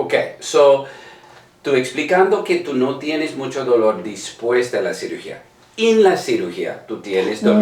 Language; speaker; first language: Spanish; non-native, learner; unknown